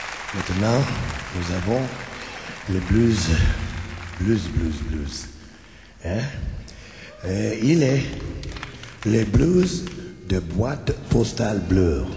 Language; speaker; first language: French; non-native, learner; English